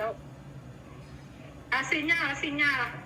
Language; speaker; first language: Cantonese; non-native, learner; Indonesian